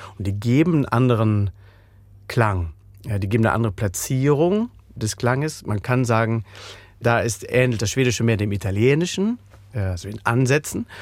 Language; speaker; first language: German; native; German